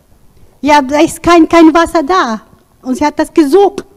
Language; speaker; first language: German; non-native, learner; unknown